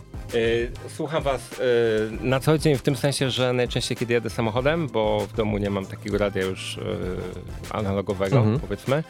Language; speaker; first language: Polish; native; Polish